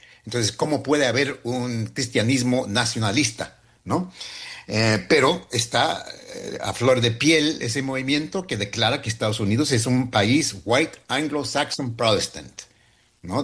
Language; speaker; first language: Spanish; early bilingual, heritage; Spanish